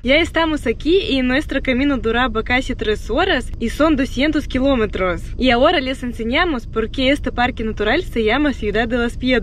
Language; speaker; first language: Spanish; non-native, fluent; Russian